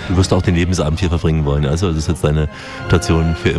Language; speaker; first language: German; native; German